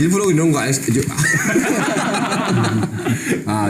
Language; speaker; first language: Korean; native; Korean